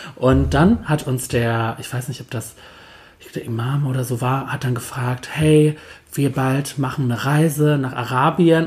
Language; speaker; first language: German; early bilingual, other home language; Turkish